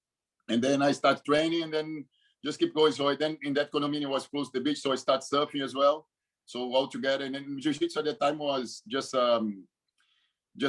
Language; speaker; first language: English; non-native, fluent; Portuguese